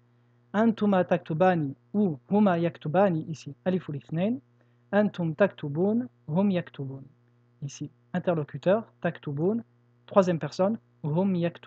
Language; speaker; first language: Arabic; non-native, fluent; French